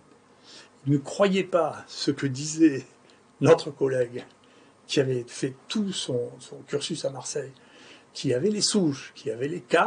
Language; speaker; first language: French; native; French